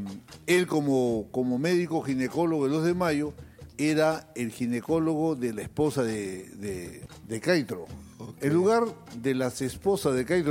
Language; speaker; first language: Spanish; native; Spanish